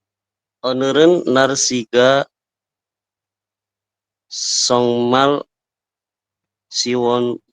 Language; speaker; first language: Korean; non-native, learner; Indonesian